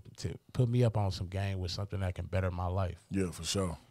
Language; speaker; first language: English; native; English